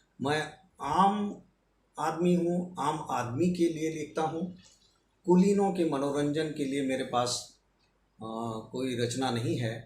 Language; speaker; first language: Hindi; native; Hindi